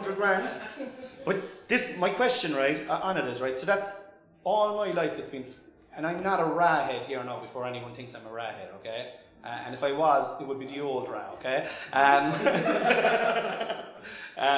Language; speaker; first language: English; native; English